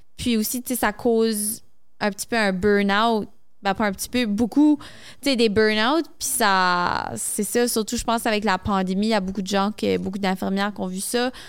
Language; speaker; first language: French; native; French